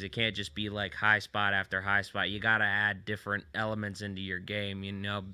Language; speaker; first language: English; native; English